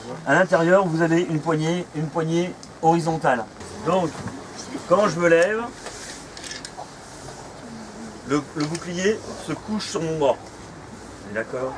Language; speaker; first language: French; native; French